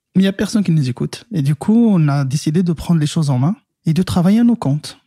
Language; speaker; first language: French; non-native, local second language; Arabic